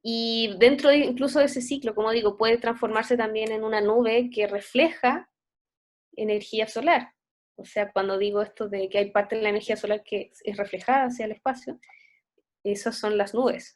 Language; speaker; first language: Spanish; native; Spanish